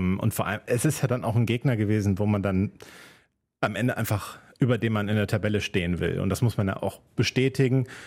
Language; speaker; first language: German; native; German